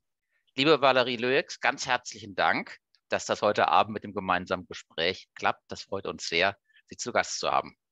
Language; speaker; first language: German; native; German